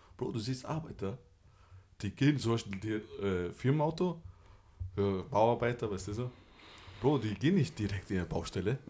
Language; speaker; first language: German; early bilingual, other home language; Albanian